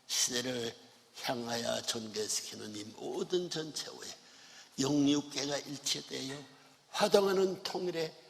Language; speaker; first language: Korean; native; Korean